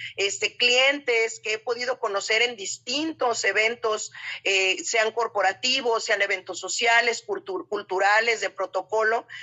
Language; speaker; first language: Spanish; native; Spanish